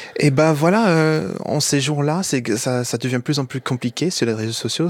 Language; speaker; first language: French; non-native, fluent; English